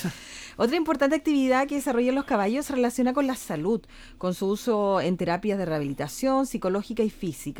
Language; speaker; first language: Spanish; native; Spanish